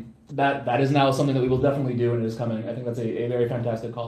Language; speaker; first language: English; native; English